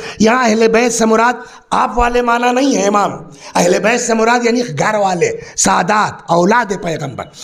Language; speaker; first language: Urdu; native; Urdu